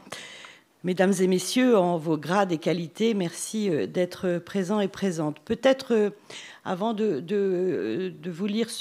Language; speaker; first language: French; native; French